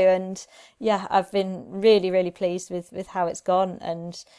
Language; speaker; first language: English; native; English